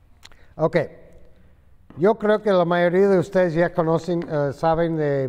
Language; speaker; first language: Spanish; non-native, fluent; English